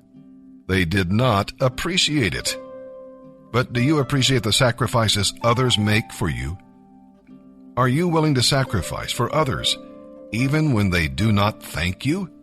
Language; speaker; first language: English; native; English